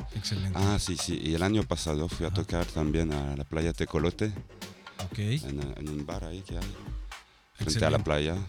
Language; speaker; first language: Spanish; non-native, fluent; French